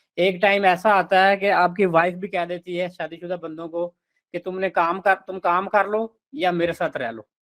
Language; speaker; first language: Urdu; non-native, local second language; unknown